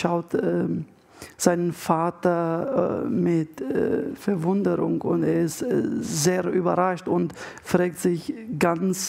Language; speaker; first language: German; non-native, fluent; Arabic